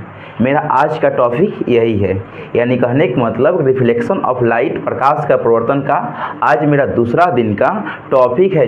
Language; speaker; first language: Hindi; native; Hindi